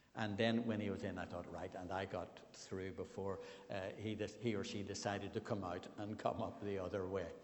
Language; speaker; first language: English; native; English